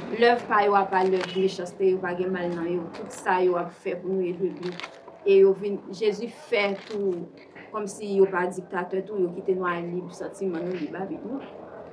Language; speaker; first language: French; non-native, local second language; Haitian Creole